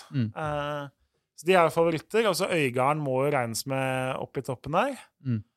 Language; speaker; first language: Norwegian; native; Norwegian